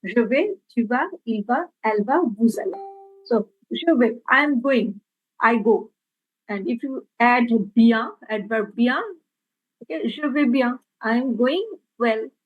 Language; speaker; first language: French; non-native, fluent; Bangla